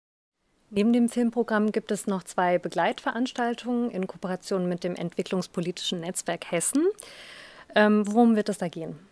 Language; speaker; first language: German; native; German